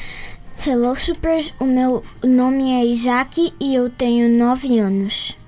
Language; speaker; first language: Portuguese; early bilingual, heritage; Portuguese